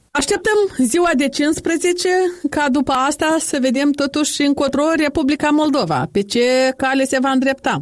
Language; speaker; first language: Romanian; native; Romanian